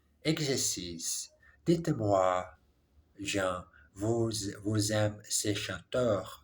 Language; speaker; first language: French; non-native, learner; English